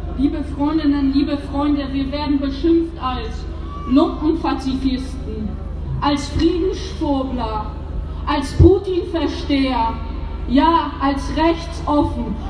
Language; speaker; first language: German; early bilingual, other home language; Polish